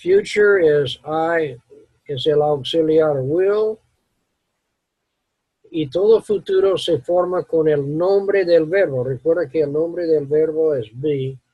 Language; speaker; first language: Spanish; non-native, learner; English